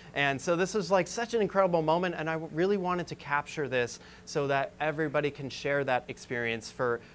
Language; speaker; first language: English; native; English